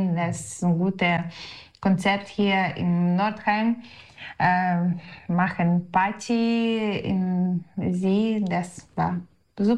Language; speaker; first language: German; non-native, learner; Ukrainian